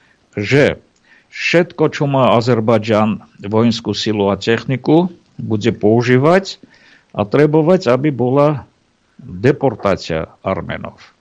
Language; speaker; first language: Slovak; non-native, fluent; Armenian